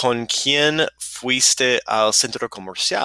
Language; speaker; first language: Spanish; non-native, fluent; English